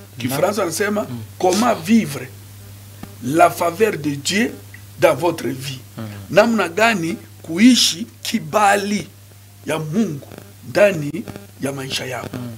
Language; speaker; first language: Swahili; non-native, local second language; Nande